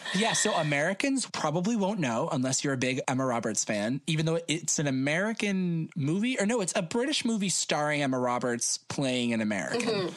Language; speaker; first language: English; native; English